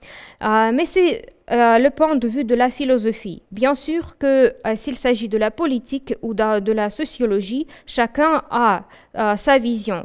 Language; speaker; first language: French; non-native, fluent; Russian